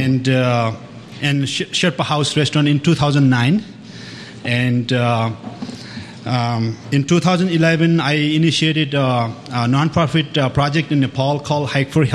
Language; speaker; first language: English; non-native, local second language; Sherpa